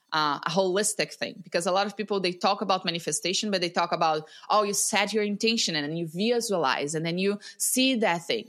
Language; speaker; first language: English; non-native, fluent; Portuguese